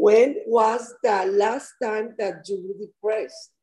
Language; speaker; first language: English; non-native, learner; Spanish